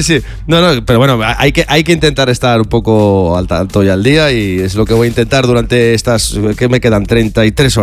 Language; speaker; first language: Spanish; native; Spanish